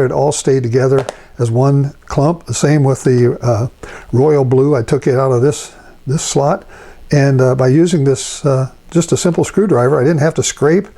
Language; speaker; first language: English; native; English